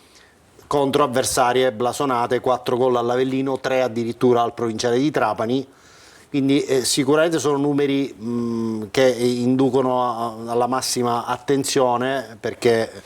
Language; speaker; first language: Italian; native; Italian